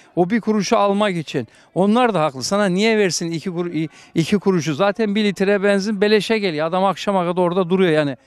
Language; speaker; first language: Turkish; native; Turkish